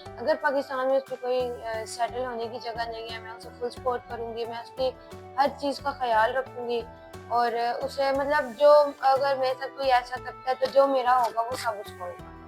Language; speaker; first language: Urdu; native; Urdu